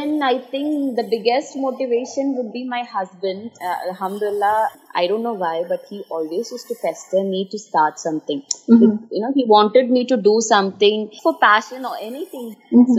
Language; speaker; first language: English; non-native, local second language; Malayalam